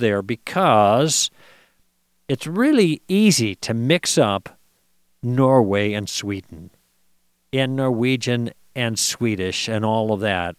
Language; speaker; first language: English; native; English